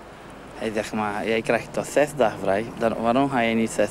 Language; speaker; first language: Dutch; non-native, learner; Portuguese